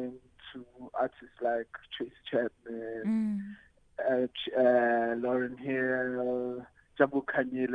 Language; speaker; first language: English; non-native, local second language; Xhosa